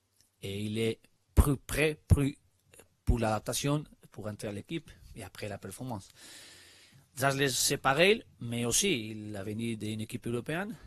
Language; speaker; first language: French; non-native, learner; Spanish